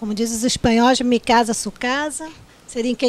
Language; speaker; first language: Portuguese; native; Portuguese